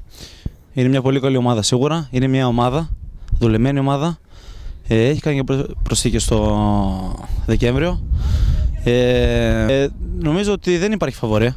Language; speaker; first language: Greek; native; Greek